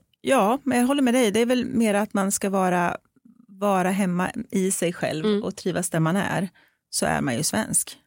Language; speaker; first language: Swedish; native; Swedish